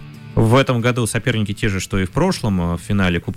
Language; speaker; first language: Russian; native; Russian